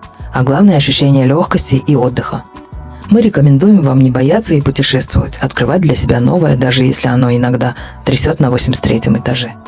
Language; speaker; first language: Russian; native; Russian